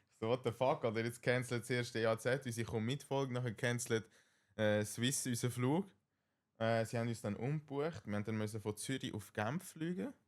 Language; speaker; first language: German; native; German